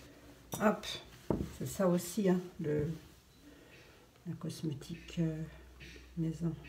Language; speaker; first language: French; native; French